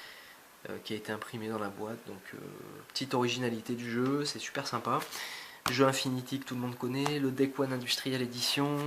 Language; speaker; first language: French; native; French